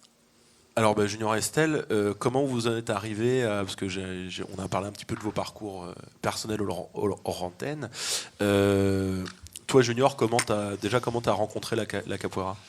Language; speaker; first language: French; native; French